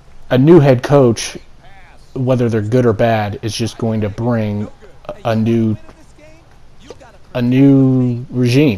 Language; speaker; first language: English; native; English